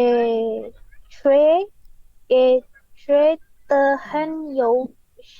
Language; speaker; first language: Chinese; non-native, learner; Indonesian